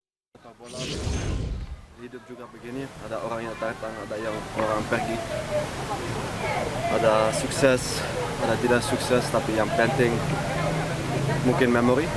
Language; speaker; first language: Indonesian; non-native, learner; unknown